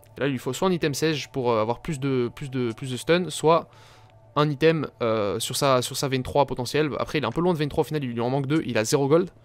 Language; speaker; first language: French; native; French